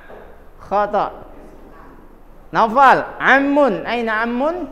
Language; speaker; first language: Arabic; non-native, fluent; Indonesian